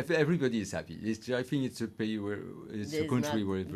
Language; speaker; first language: English; non-native, fluent; French